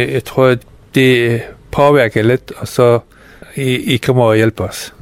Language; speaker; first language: Danish; non-native, fluent; Persian